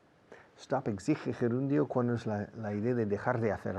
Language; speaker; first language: Spanish; non-native, fluent; English